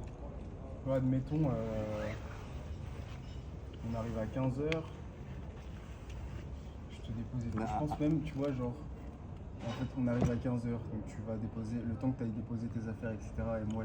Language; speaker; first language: French; native; French